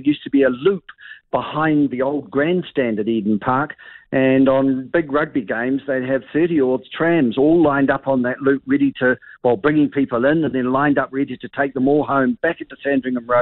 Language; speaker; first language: English; native; English